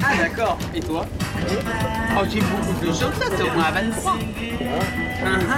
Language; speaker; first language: French; native; French